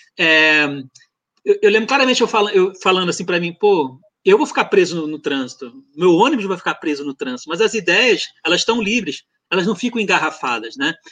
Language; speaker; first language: Portuguese; early bilingual, other home language; French